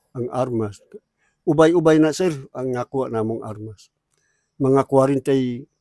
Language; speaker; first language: Cebuano; non-native, local second language; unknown